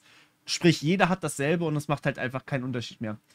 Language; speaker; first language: German; native; German